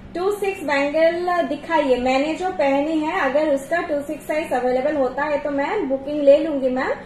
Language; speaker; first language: Hindi; non-native, local second language; Bangla